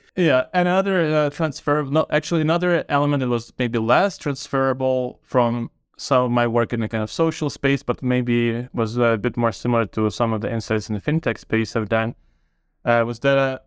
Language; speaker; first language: English; non-native, fluent; Ukrainian